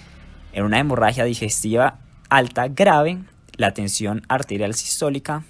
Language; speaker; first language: Spanish; native; Spanish